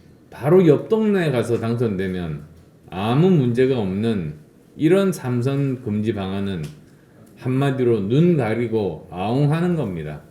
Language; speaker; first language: Korean; native; Korean